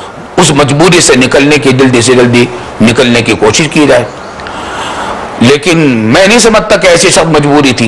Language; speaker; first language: Urdu; native; Urdu